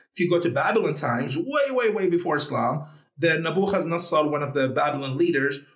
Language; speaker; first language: English; early bilingual, heritage; Arabic